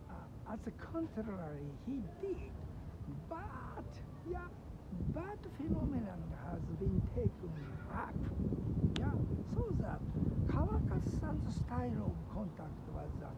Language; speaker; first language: English; non-native, learner; Japanese